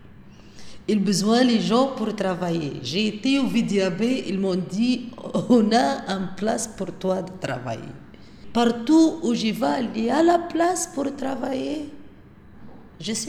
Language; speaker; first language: French; non-native, local second language; Arabic